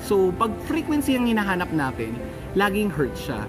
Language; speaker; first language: Filipino; native; Filipino